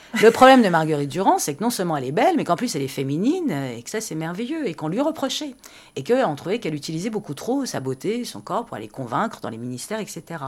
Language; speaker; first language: French; early bilingual, other home language; Persian